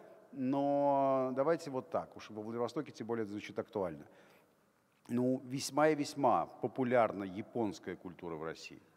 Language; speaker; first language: Russian; native; Russian